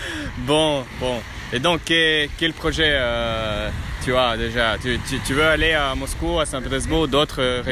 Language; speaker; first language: French; non-native, fluent; Russian